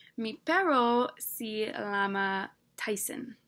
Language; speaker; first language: Spanish; non-native, learner; English